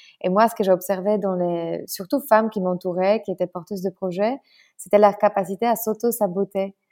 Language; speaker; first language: French; non-native, fluent; Polish